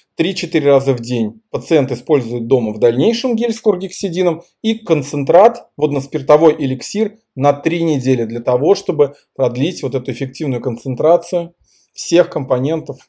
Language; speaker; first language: Russian; native; Russian